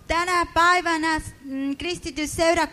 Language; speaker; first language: Finnish; non-native, fluent; Spanish